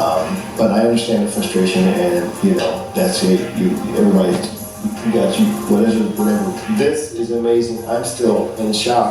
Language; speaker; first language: English; native; English